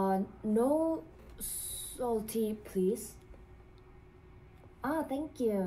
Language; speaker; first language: English; non-native, learner; Korean